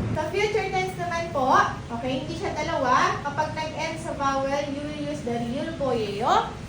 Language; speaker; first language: Filipino; native; Filipino